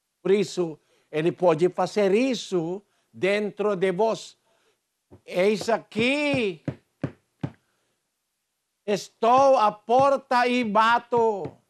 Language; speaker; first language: Portuguese; non-native, fluent; Filipino